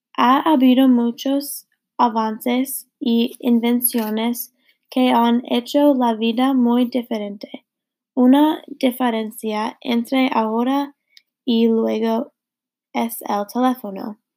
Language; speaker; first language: Spanish; non-native, learner; English